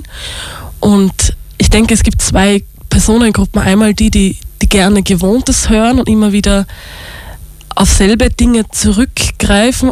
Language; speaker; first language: German; native; German